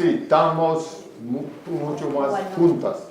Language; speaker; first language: Spanish; non-native, learner; English